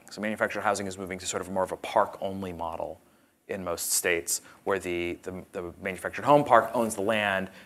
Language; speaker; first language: English; native; English